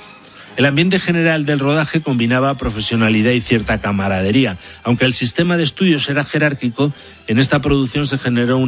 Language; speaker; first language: Spanish; native; Spanish